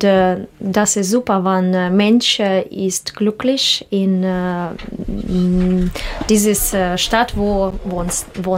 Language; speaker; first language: German; non-native, learner; Russian